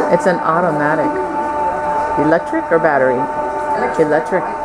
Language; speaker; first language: English; native; English